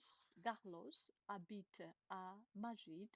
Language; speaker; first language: French; non-native, learner; Chinese